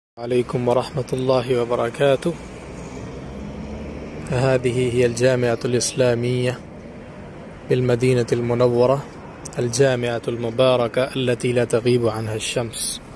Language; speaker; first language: Arabic; non-native, fluent; Urdu